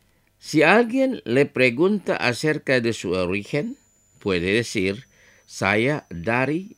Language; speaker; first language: Spanish; non-native, fluent; Indonesian